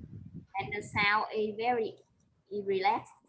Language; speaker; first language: English; non-native, learner; Vietnamese